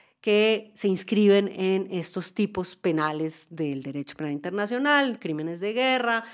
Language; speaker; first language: Spanish; native; Spanish